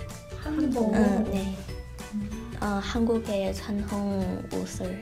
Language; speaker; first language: Korean; non-native, learner; Chinese